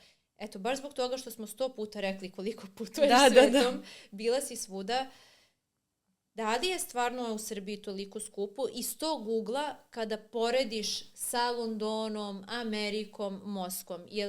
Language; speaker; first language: Serbian; native; Serbian